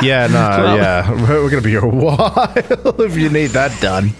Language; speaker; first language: English; native; English